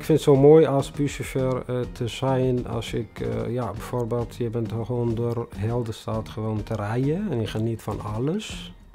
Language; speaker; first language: Dutch; non-native, fluent; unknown